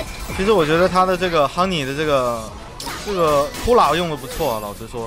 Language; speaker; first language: Chinese; native; Chinese